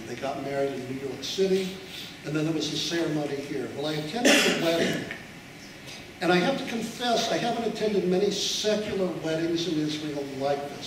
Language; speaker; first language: English; native; English